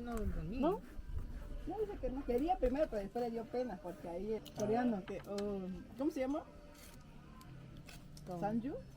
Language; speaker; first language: Spanish; native; Spanish